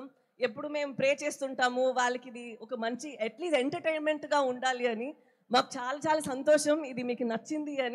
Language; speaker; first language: Telugu; non-native, local second language; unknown